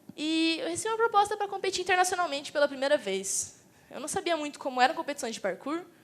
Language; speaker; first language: Portuguese; native; Portuguese